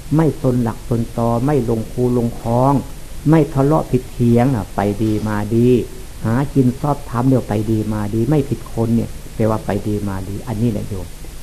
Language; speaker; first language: Thai; non-native, local second language; Lao